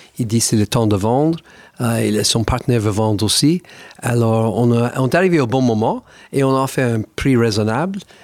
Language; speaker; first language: French; non-native, fluent; English